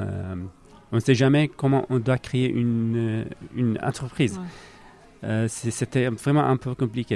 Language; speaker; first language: French; non-native, learner; Arabic